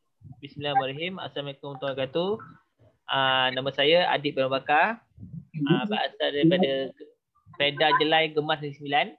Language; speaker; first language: Malay; native; Malay